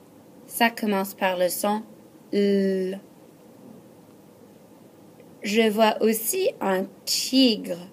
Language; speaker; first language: French; non-native, fluent; English